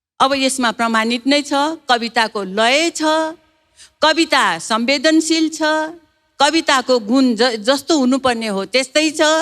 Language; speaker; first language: Nepali; non-native, local second language; Newari